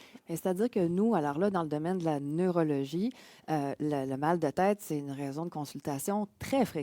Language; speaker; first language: French; native; French